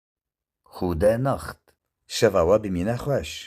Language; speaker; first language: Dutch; non-native, learner; Kurdish